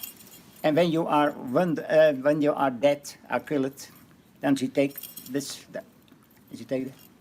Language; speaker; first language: English; non-native, learner; Dutch